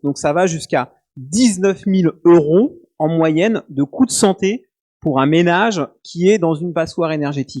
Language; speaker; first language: French; native; French